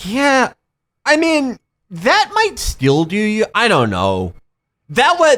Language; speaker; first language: English; native; English